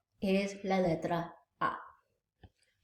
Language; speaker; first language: Spanish; non-native, learner; English